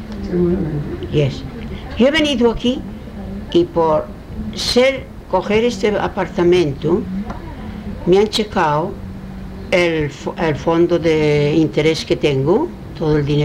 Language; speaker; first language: Spanish; early bilingual, heritage; Spanish